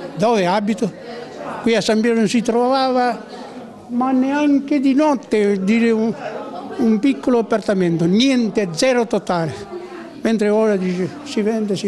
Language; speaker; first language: Italian; native; Italian